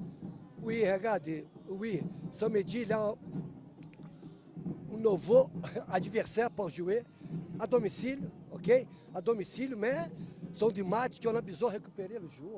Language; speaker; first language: French; non-native, fluent; Portuguese